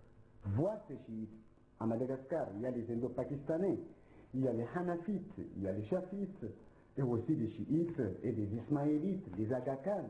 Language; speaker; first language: French; non-native, local second language; Ngazidja Comorian